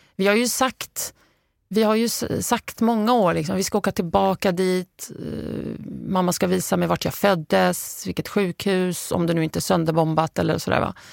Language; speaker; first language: Swedish; early bilingual, other home language; Arabic